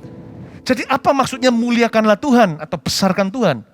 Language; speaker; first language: Indonesian; native; Indonesian